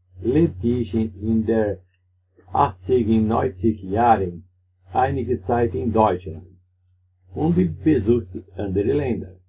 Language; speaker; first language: German; non-native, learner; Portuguese